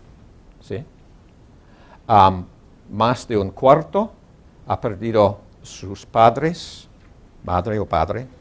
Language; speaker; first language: Spanish; non-native, learner; English